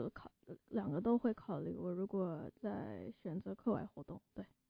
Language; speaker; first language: Chinese; early bilingual, heritage; Chinese